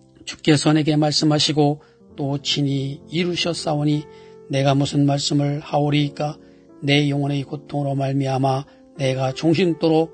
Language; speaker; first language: Korean; native; Korean